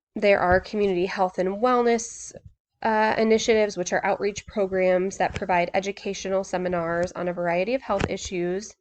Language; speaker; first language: English; native; English